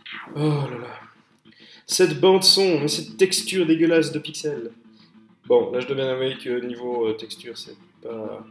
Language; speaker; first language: French; native; French